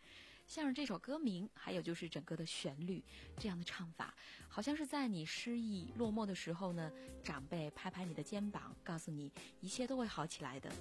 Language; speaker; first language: Chinese; native; Chinese